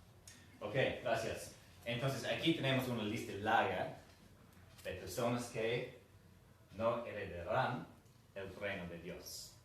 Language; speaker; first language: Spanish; non-native, fluent; English